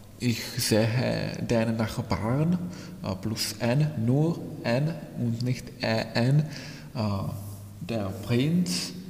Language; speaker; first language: German; non-native, fluent; Czech